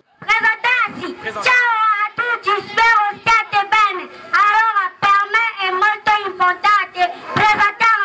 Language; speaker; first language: Italian; non-native, learner; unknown